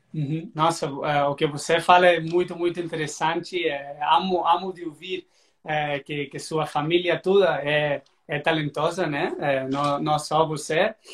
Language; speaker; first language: Portuguese; non-native, learner; Spanish